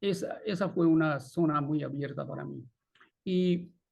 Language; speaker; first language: Spanish; non-native, fluent; Bangla